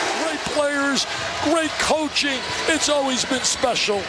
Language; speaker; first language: English; native; English